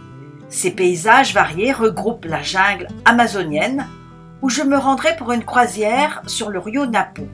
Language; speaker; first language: French; native; French